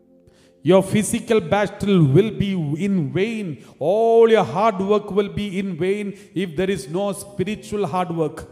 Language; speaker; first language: English; non-native, local second language; Malayalam